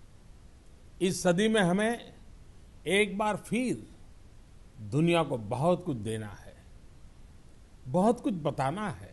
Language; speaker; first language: Hindi; non-native, local second language; Gujarati